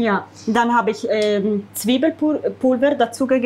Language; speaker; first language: German; non-native, fluent; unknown